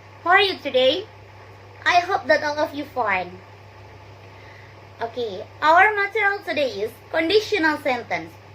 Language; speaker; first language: English; non-native, learner; Indonesian